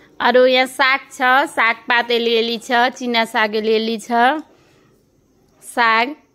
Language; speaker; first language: Nepali; native; Nepali